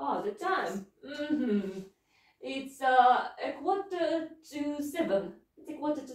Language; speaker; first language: English; non-native, fluent; Russian